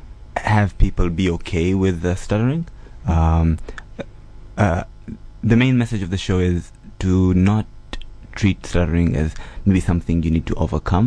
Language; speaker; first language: English; non-native, local second language; Swahili